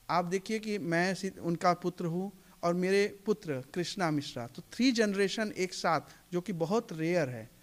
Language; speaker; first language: Hindi; native; Hindi